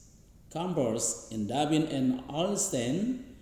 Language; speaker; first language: English; non-native, learner; Indonesian